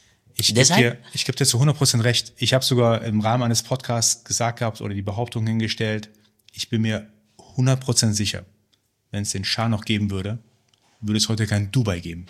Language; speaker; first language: German; early bilingual, other home language; Persian